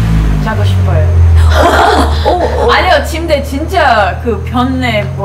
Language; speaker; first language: Korean; non-native, learner; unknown